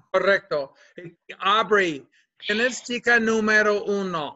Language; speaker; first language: Spanish; non-native, fluent; English